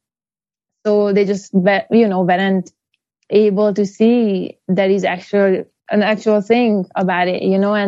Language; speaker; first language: English; non-native, fluent; Hungarian